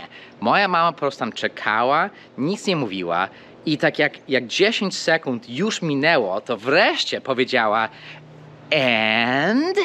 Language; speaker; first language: Polish; early bilingual, heritage; Polish